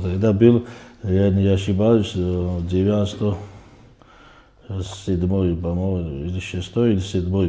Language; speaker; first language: Russian; non-native, fluent; Georgian